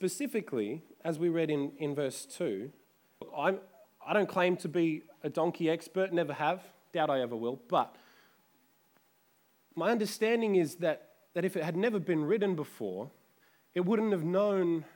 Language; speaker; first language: English; native; English